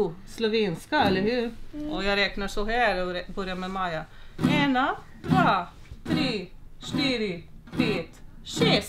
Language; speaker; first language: Swedish; non-native, fluent; Slovenian